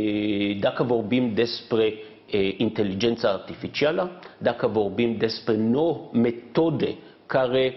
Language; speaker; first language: Romanian; non-native, fluent; Hebrew